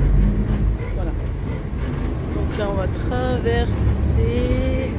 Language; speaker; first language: French; native; French